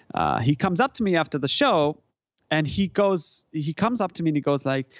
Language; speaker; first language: English; non-native, fluent; German